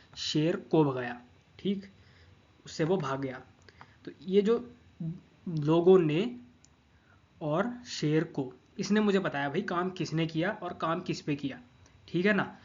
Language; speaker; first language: Hindi; non-native, local second language; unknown